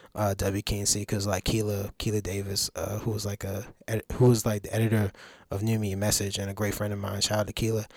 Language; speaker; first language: English; native; English